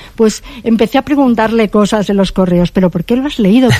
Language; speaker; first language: Spanish; native; Spanish